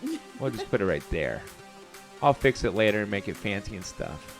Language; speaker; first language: English; native; English